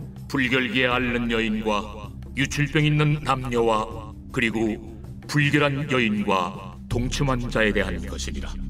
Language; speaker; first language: Korean; native; Korean